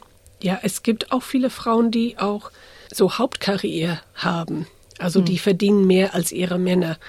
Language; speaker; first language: German; early bilingual, heritage; English